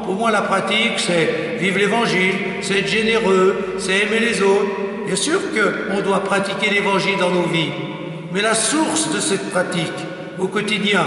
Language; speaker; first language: French; native; French